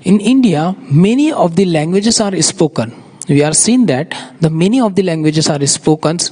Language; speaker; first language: English; non-native, local second language; Urdu